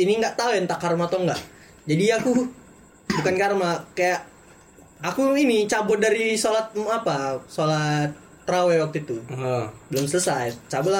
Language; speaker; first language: Indonesian; native; Indonesian